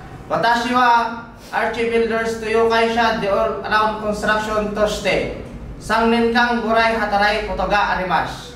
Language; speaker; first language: Japanese; non-native, learner; Filipino